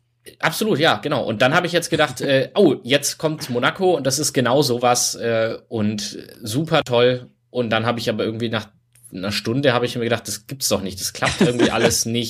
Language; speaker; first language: German; native; German